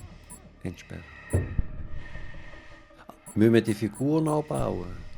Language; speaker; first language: German; native; German